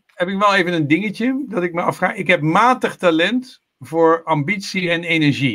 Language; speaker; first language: Dutch; native; Dutch